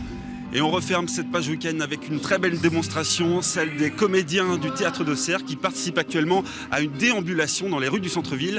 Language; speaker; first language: French; native; French